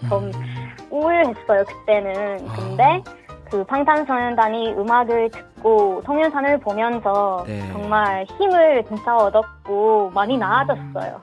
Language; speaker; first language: Korean; non-native, learner; Swedish